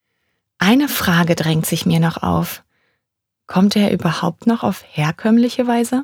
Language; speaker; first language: German; native; German